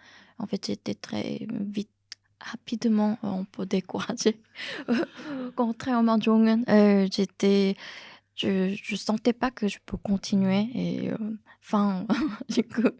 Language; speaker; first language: French; non-native, fluent; Korean